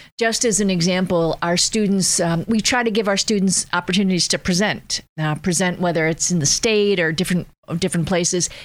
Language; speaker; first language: English; native; English